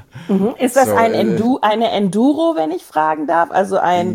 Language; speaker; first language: German; native; German